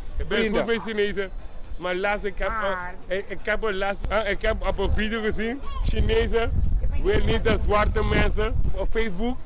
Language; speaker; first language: Dutch; non-native, learner; Papiamento